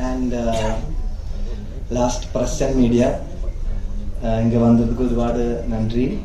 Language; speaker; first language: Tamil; non-native, learner; Malayalam